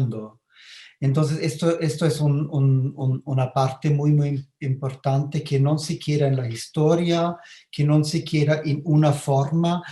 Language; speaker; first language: Spanish; non-native, fluent; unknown